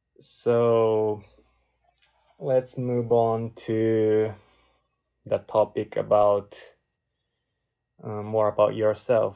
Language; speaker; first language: English; non-native, learner; Japanese